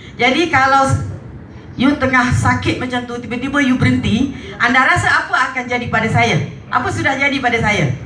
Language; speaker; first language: Malay; native; Malay